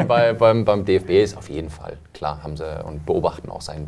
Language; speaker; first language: German; native; German